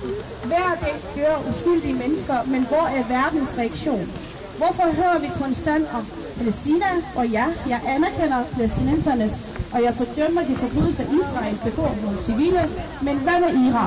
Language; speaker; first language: Danish; non-native, fluent; Persian